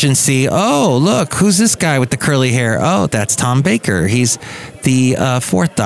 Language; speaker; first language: English; native; English